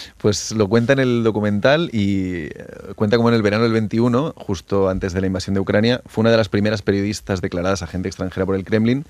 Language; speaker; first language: Spanish; native; Spanish